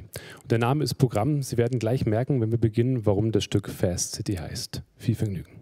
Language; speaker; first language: German; native; German